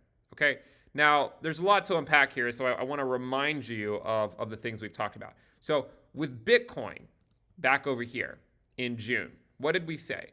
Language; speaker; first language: English; native; English